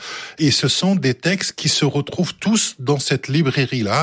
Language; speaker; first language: French; early bilingual, other home language; Arabic